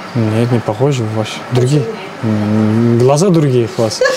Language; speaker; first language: Russian; non-native, learner; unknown